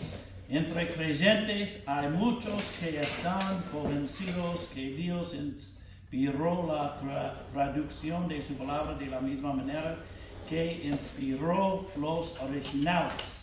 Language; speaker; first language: Spanish; non-native, fluent; English